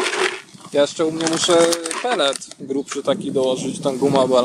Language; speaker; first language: Polish; native; Polish